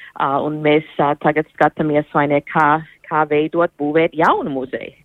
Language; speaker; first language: Latvian; early bilingual, heritage; Latvian